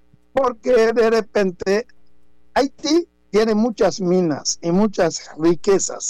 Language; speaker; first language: Spanish; non-native, fluent; Haitian Creole